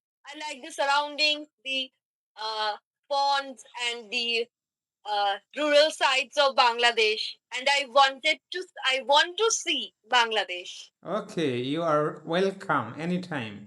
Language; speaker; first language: English; non-native, learner; Bangla